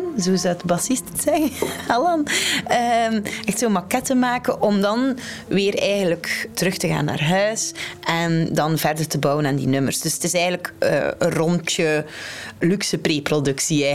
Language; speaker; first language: Dutch; native; Dutch